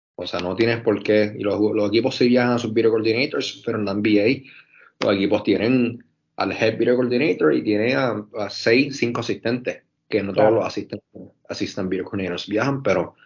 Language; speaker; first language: Spanish; native; Spanish